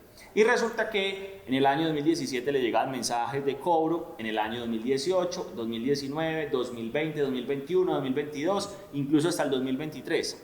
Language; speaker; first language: Spanish; native; Spanish